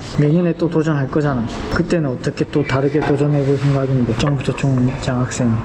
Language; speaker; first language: Korean; native; Korean